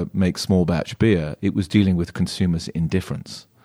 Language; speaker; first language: English; native; English